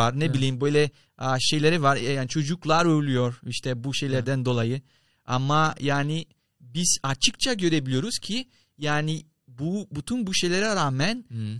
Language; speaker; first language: Turkish; non-native, fluent; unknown